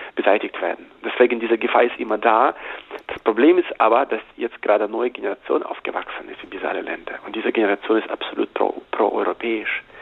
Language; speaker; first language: German; non-native, fluent; Russian